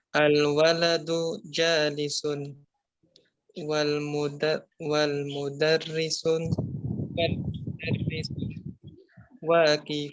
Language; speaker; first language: Arabic; non-native, learner; Indonesian